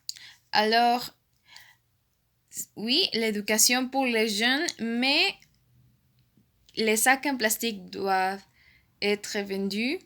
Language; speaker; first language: French; non-native, learner; Spanish